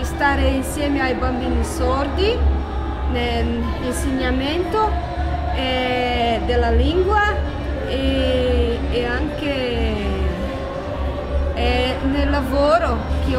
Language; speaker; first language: Italian; non-native, fluent; Portuguese